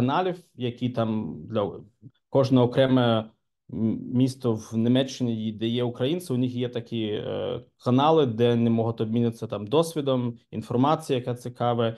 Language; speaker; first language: Ukrainian; non-native, local second language; Russian